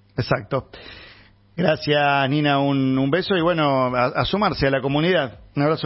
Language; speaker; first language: Spanish; native; Spanish